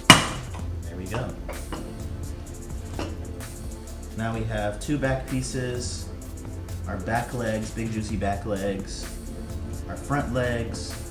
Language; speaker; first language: English; native; English